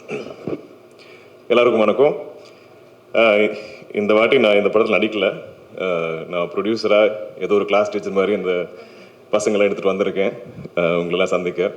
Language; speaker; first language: Tamil; non-native, local second language; Malayalam